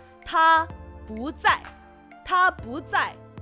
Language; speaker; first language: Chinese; early bilingual, heritage; Chinese